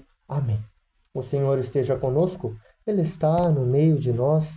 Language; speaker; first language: Portuguese; native; Portuguese